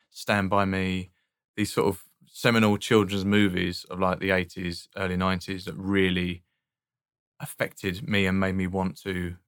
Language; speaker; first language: English; native; English